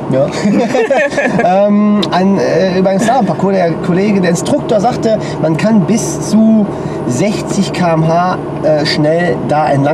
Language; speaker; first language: German; native; German